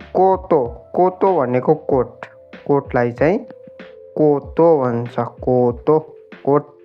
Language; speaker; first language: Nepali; native; Nepali